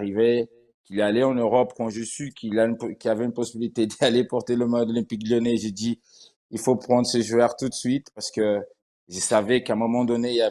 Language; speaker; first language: French; non-native, fluent; Portuguese